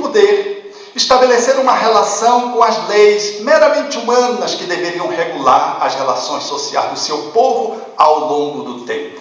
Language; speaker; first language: Portuguese; native; Portuguese